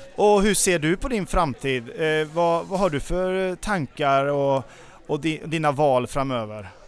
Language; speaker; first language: Swedish; native; Swedish